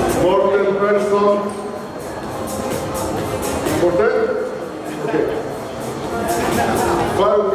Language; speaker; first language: English; non-native, fluent; Polish